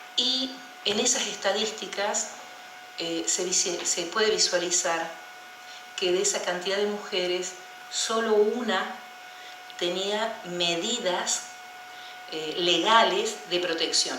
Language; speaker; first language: Spanish; native; Spanish